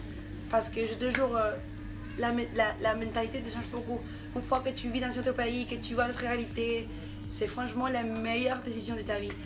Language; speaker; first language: French; non-native, fluent; Spanish